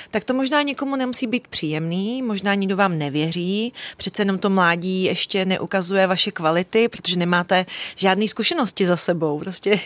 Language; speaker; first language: Czech; early bilingual, other home language; Russian